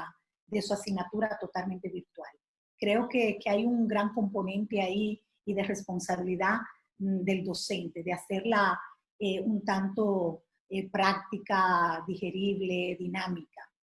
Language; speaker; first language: Spanish; native; Spanish